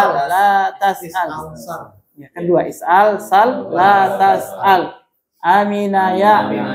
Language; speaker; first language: Arabic; non-native, fluent; Indonesian